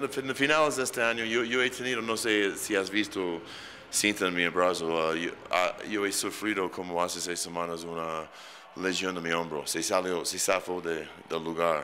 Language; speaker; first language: Spanish; non-native, fluent; English